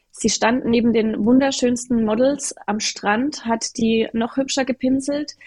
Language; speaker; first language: German; native; German